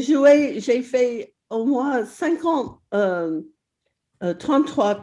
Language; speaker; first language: French; non-native, fluent; English